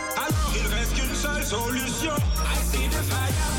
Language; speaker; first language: English; non-native, learner; French